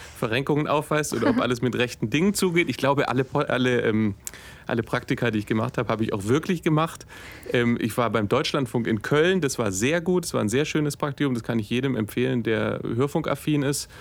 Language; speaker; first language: German; native; German